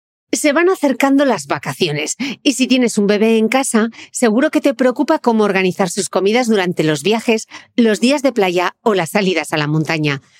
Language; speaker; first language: Spanish; native; Spanish